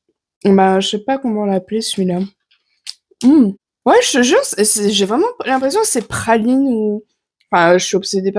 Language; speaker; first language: French; native; French